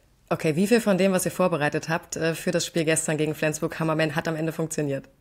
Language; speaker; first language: German; native; German